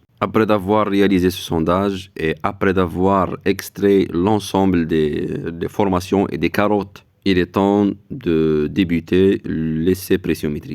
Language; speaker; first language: French; non-native, local second language; Arabic